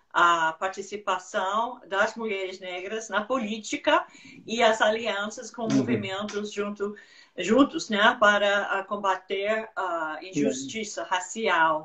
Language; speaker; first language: Portuguese; non-native, fluent; English